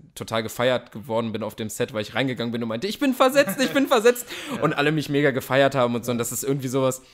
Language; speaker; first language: German; native; German